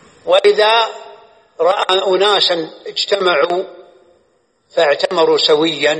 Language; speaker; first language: Arabic; native; Arabic